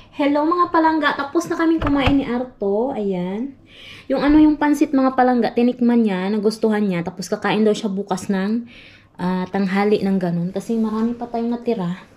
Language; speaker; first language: Filipino; non-native, local second language; Cebuano